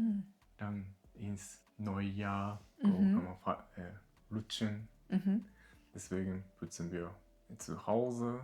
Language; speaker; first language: German; non-native, learner; Japanese